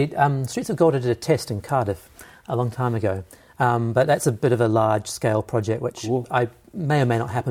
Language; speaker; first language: English; native; English